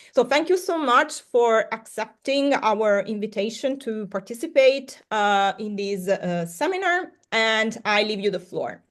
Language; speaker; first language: English; non-native, fluent; Italian